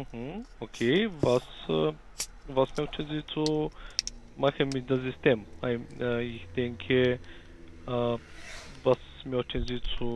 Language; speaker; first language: German; non-native, learner; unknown